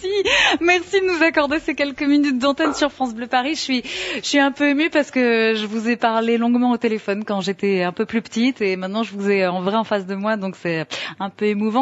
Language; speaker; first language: French; native; French